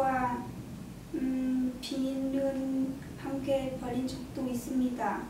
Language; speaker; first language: Korean; non-native, learner; Vietnamese